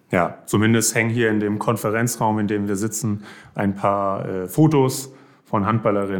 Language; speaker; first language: German; native; German